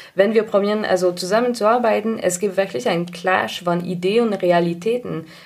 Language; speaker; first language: German; non-native, fluent; English